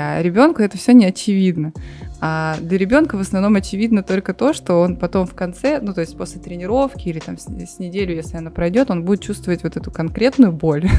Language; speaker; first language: Russian; native; Russian